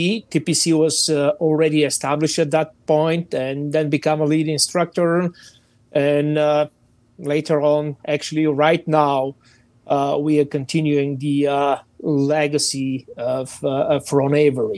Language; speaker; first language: English; non-native, fluent; Bulgarian